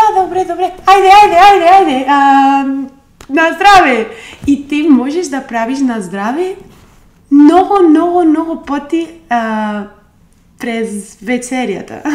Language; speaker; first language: Bulgarian; non-native, learner; Spanish